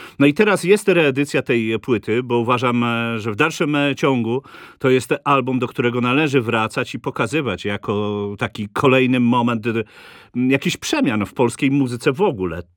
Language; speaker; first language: Polish; native; Polish